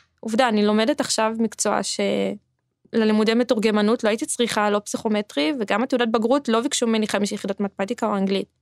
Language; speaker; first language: Hebrew; native; Hebrew